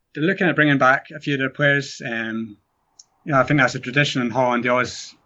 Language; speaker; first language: English; native; English